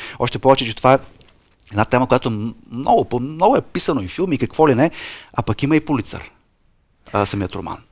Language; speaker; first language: Bulgarian; native; Bulgarian